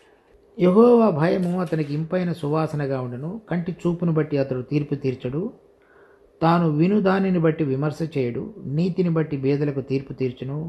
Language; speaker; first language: Telugu; native; Telugu